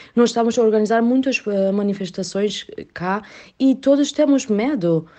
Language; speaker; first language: Portuguese; non-native, learner; Persian